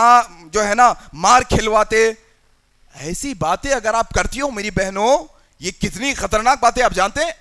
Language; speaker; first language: Urdu; native; Urdu